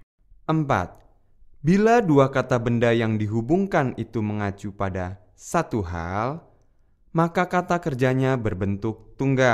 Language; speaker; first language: Indonesian; native; Indonesian